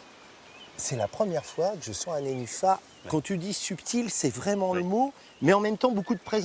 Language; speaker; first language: French; native; French